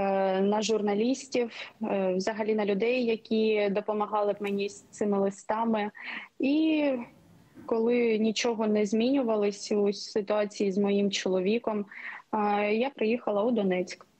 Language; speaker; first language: Ukrainian; non-native, local second language; Russian